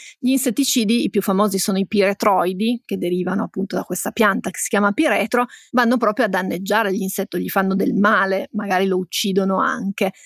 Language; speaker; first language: Italian; native; Italian